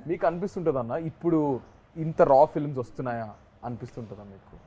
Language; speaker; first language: Telugu; native; Telugu